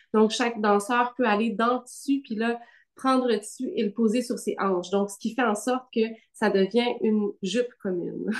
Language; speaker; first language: French; native; French